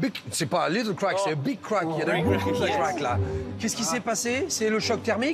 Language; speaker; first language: French; native; French